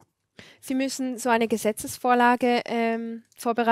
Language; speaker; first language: German; non-native, fluent; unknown